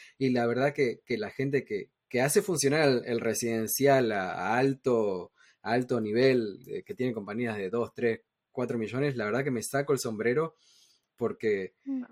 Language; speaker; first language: Spanish; native; Spanish